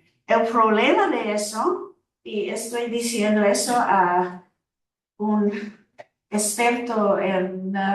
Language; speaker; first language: Spanish; non-native, fluent; English